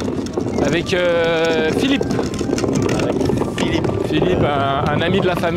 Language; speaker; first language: French; native; French